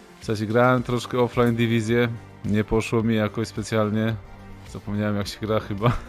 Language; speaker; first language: Polish; native; Polish